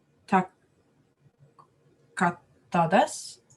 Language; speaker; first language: Japanese; non-native, learner; English